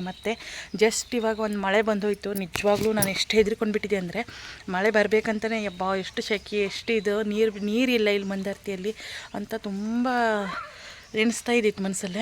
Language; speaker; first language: Kannada; native; Kannada